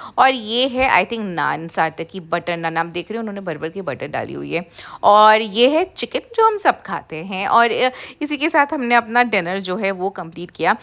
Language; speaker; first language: Hindi; non-native, local second language; Bangla